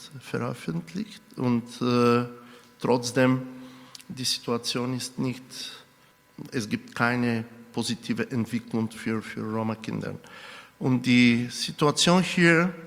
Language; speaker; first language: German; non-native, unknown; Romany